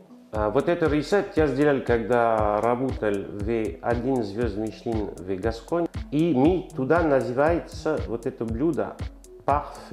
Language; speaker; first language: Russian; non-native, learner; French